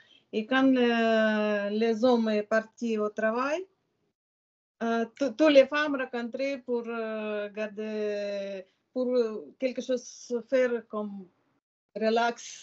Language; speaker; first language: French; non-native, learner; Ukrainian